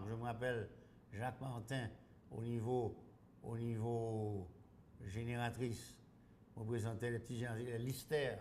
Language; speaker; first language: French; non-native, local second language; Haitian Creole